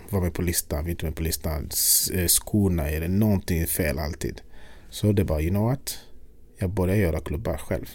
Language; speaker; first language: Swedish; non-native, fluent; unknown